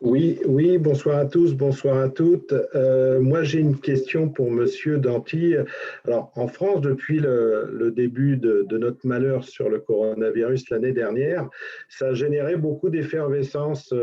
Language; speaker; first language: French; native; French